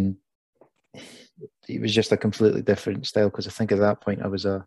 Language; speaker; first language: English; native; English